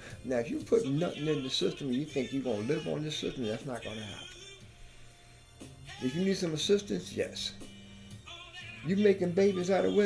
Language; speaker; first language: English; native; English